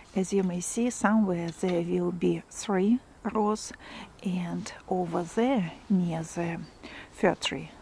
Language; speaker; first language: English; non-native, fluent; Russian